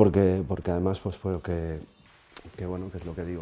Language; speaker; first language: Spanish; native; Spanish